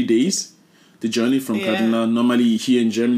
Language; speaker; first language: English; non-native, local second language; Yoruba